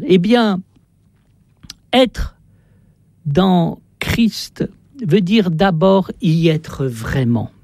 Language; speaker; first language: French; native; French